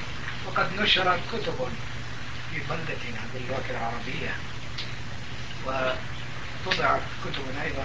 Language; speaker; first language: Arabic; non-native, fluent; Turkish